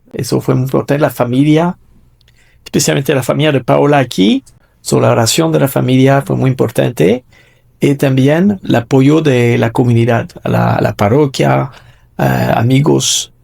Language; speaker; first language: Spanish; non-native, fluent; French